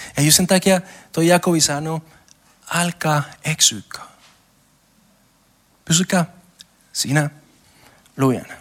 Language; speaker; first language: Finnish; non-native, learner; Spanish